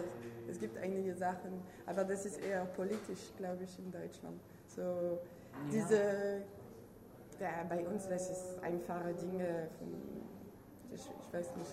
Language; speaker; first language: German; non-native, fluent; French